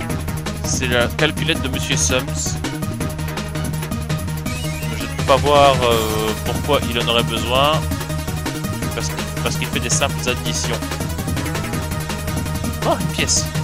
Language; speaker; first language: French; native; French